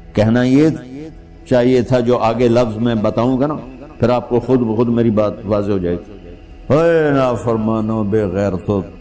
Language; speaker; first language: Urdu; non-native, local second language; Punjabi